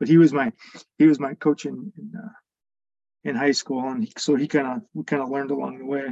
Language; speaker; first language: English; native; English